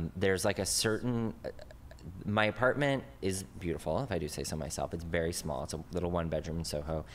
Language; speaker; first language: English; native; English